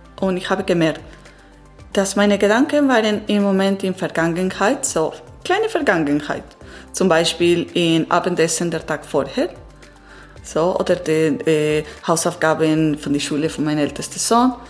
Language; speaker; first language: German; non-native, learner; Italian